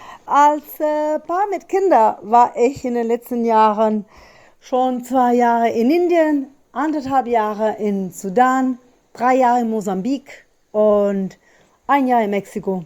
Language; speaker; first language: German; non-native, fluent; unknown